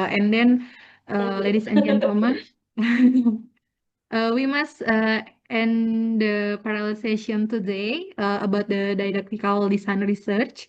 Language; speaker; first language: English; non-native, learner; Indonesian